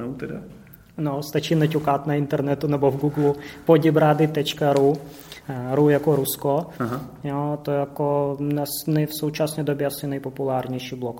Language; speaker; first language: Czech; non-native, fluent; Russian